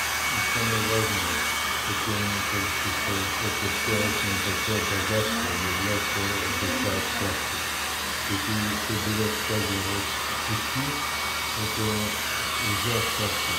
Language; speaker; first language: Russian; non-native, learner; Bulgarian